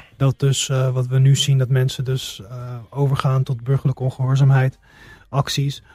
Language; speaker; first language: Dutch; early bilingual, heritage; Dutch